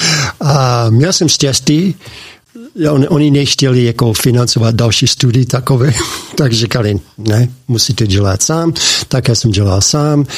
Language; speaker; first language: Czech; non-native, learner; English